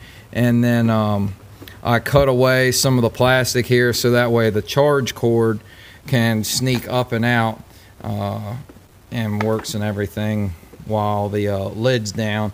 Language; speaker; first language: English; native; English